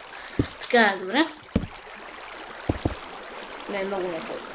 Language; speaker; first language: Bulgarian; native; Bulgarian